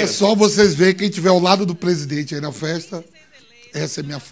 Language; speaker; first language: Portuguese; native; Portuguese